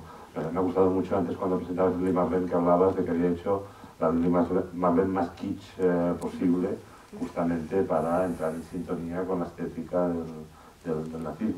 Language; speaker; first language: Spanish; native; Spanish